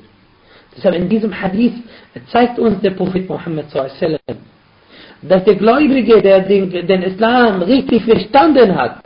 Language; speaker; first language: German; non-native, fluent; Arabic